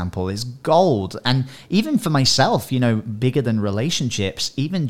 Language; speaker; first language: English; native; English